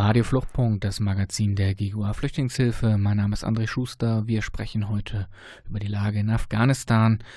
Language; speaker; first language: German; native; German